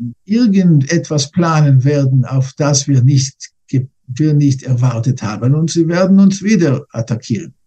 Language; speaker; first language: German; non-native, fluent; English